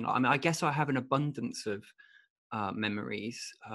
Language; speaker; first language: English; native; English